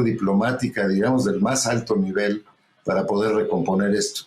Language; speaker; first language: Spanish; native; Spanish